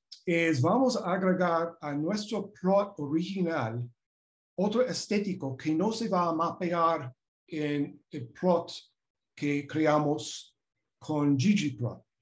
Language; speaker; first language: Spanish; non-native, fluent; English